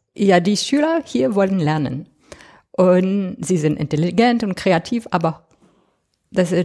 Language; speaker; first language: German; non-native, fluent; French